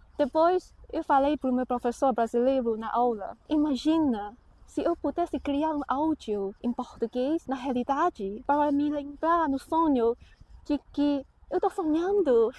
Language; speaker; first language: Portuguese; non-native, fluent; Chinese